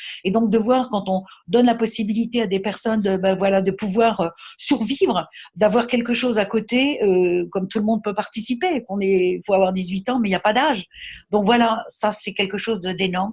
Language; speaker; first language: French; native; French